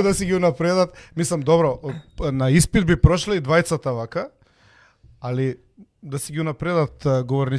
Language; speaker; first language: Macedonian; native; Macedonian